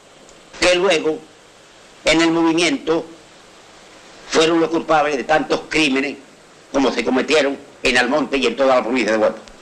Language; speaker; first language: Spanish; native; Spanish